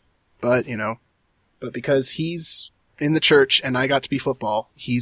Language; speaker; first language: English; native; English